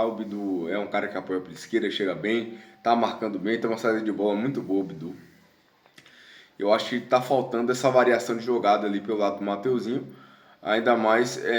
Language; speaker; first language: Portuguese; native; Portuguese